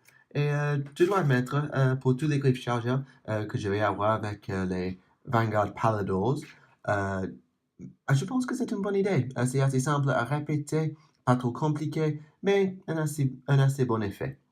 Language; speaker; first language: French; non-native, learner; English